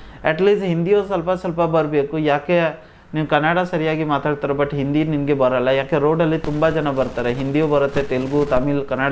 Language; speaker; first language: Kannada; non-native, local second language; Hindi